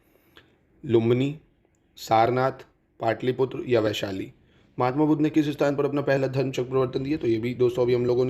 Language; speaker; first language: Hindi; native; Hindi